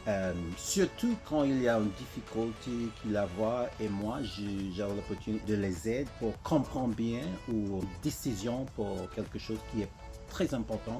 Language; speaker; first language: French; non-native, learner; English